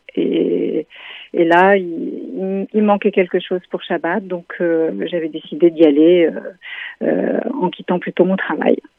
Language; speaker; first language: French; native; French